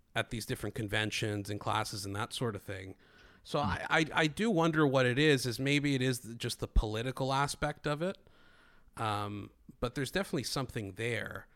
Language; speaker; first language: English; non-native, fluent; Greek